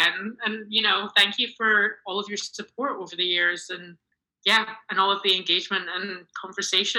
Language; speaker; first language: English; native; English